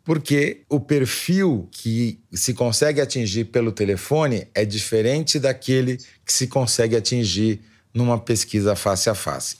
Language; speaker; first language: Portuguese; native; Portuguese